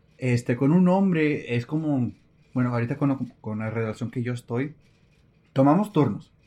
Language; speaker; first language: Spanish; early bilingual, heritage; Spanish